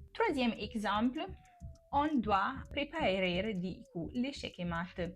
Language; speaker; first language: French; non-native, fluent; Italian